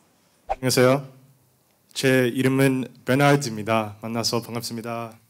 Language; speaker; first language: Korean; non-native, learner; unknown